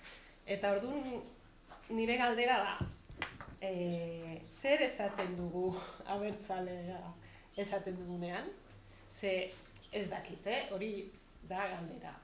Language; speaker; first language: Basque; non-native, fluent; Catalan